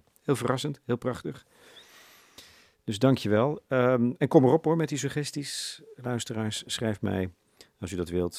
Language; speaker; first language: Dutch; native; Dutch